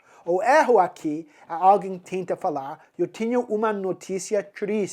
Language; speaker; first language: Portuguese; non-native, fluent; English